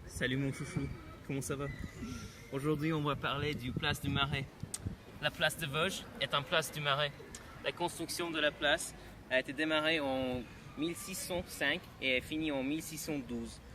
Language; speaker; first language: French; non-native, learner; English